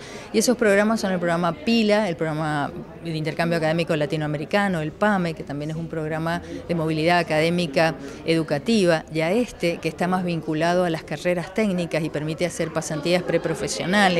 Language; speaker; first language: Spanish; native; Spanish